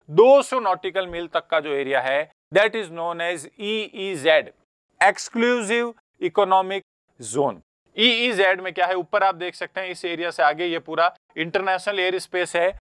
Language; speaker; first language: Hindi; native; Hindi